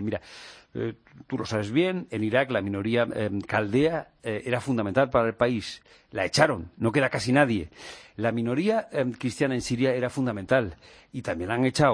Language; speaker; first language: Spanish; native; Spanish